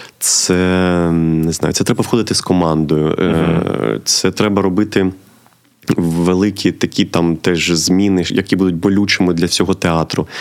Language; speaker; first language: Ukrainian; native; Ukrainian